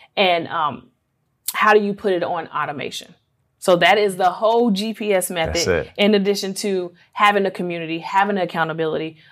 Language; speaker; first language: English; native; English